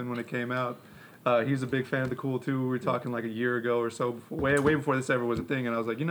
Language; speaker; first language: English; native; English